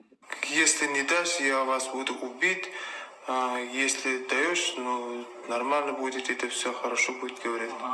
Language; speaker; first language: Russian; non-native, learner; Tajik